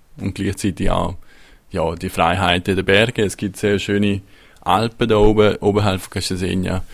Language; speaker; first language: German; non-native, local second language; Italian